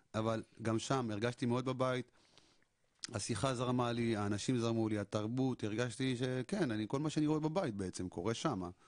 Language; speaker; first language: Hebrew; early bilingual, other home language; Amharic